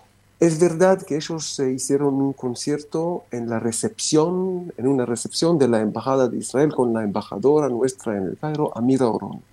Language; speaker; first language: Spanish; non-native, fluent; Romanian